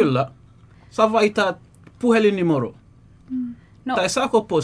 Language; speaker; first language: Finnish; non-native, learner; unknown